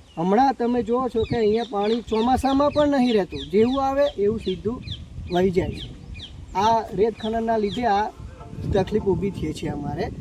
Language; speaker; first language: Gujarati; non-native, local second language; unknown